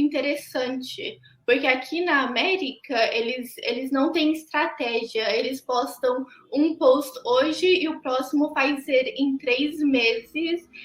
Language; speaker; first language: Portuguese; early bilingual, heritage; Portuguese